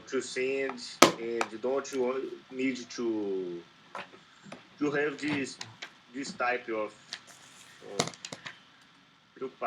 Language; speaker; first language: English; non-native, learner; Portuguese